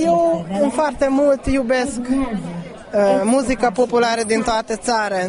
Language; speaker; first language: Romanian; non-native, fluent; Hungarian